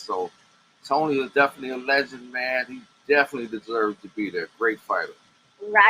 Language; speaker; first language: English; native; English